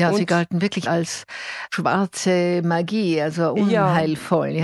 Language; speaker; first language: German; native; German